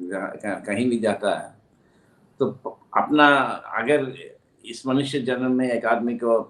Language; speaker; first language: Hindi; non-native, local second language; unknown